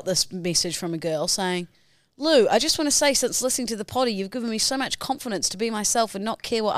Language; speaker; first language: English; native; English